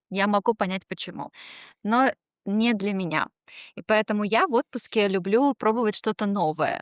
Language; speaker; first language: Russian; native; Russian